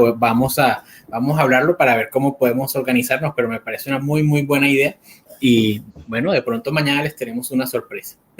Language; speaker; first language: Spanish; native; Spanish